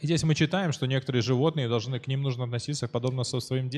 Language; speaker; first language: Russian; native; Russian